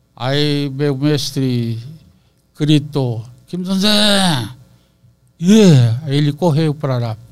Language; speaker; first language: Portuguese; non-native, learner; Korean